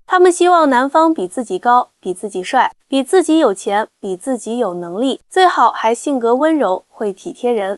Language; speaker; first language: Chinese; native; Chinese